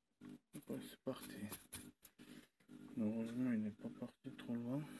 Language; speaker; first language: French; non-native, learner; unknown